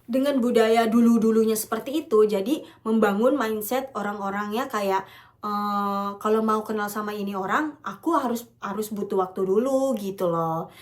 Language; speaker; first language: Indonesian; native; Indonesian